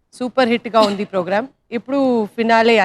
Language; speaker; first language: Telugu; non-native, local second language; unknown